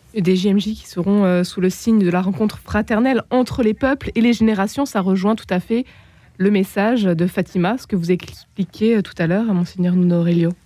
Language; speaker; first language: French; native; French